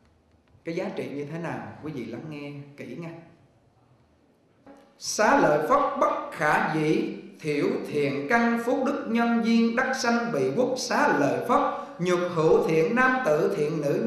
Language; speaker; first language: Vietnamese; native; Vietnamese